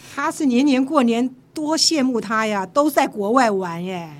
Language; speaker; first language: Chinese; native; Chinese